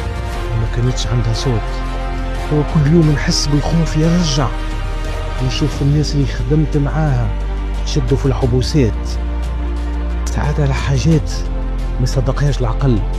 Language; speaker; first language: Arabic; native; Arabic